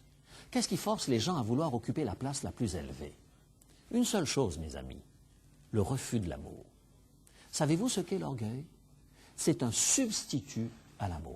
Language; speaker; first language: French; native; French